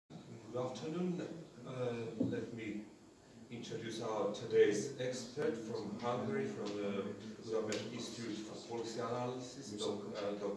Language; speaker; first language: English; non-native, fluent; Armenian